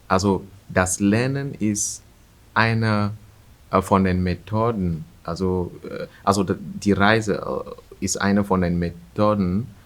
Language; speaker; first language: German; non-native, fluent; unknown